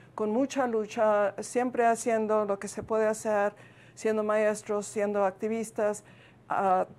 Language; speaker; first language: Spanish; early bilingual, heritage; Spanish